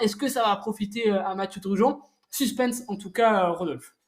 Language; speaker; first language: French; native; French